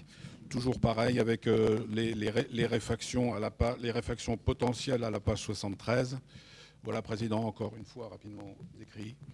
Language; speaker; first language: French; native; French